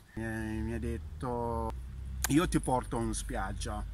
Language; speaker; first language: Italian; non-native, learner; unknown